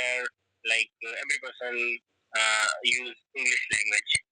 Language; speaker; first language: English; non-native, learner; Hindi